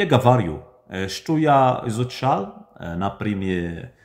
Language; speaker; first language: Russian; non-native, learner; Arabic